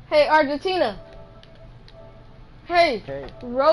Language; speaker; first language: English; native; English